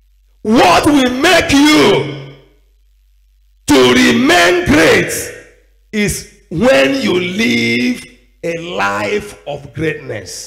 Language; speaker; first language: English; non-native, local second language; Igbo